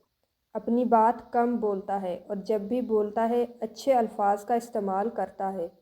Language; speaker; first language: Urdu; native; Urdu